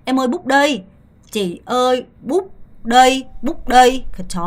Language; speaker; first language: Vietnamese; non-native, fluent; Korean